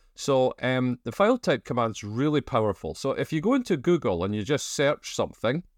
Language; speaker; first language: English; native; English